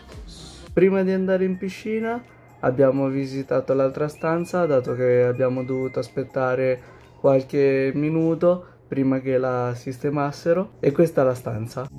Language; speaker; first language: Italian; early bilingual, other home language; Filipino